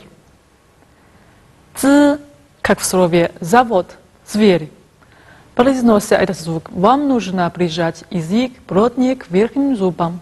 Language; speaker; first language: Russian; non-native, fluent; Chinese